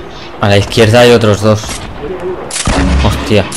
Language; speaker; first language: Spanish; native; Spanish